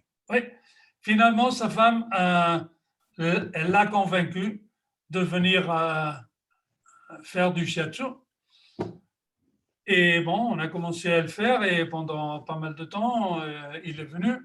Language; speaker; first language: French; non-native, fluent; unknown